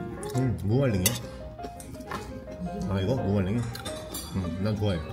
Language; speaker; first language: Korean; native; Korean